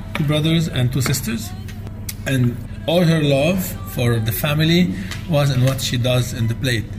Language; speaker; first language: English; non-native, fluent; Arabic